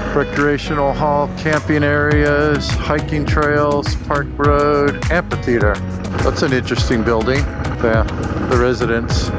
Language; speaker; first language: English; native; English